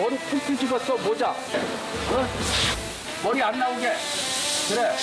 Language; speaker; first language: Korean; native; Korean